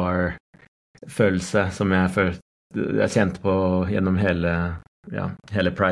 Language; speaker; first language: Norwegian; non-native, fluent; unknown